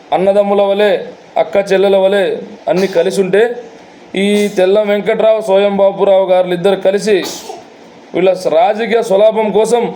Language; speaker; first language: Telugu; non-native, local second language; Lambadi